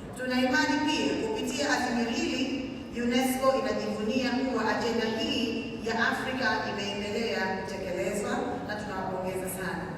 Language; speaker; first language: Swahili; native; Swahili